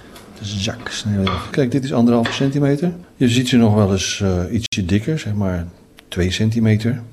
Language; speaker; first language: Dutch; native; Dutch